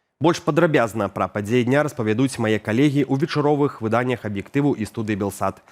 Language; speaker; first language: Belarusian; native; Belarusian